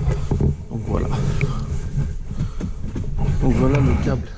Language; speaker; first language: French; native; French